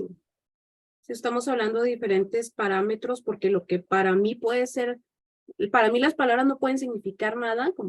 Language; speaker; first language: Spanish; native; Spanish